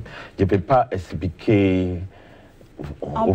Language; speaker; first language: French; non-native, learner; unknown